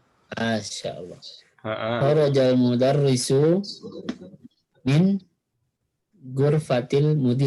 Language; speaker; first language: Arabic; non-native, learner; Indonesian